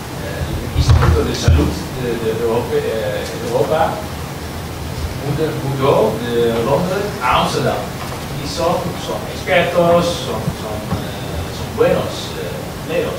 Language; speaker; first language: Spanish; non-native, learner; Dutch